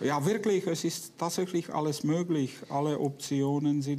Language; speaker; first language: German; non-native, fluent; Czech